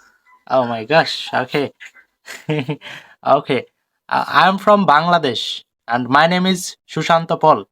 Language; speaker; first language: English; non-native, fluent; Bangla